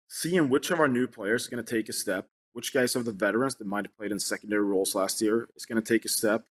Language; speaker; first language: English; non-native, fluent; Swedish